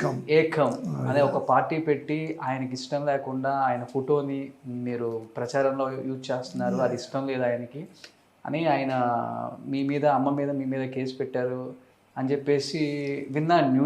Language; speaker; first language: Telugu; native; Telugu